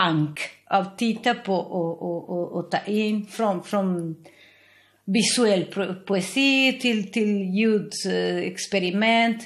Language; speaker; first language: Swedish; non-native, fluent; Spanish